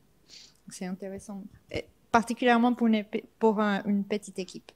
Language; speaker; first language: French; non-native, fluent; English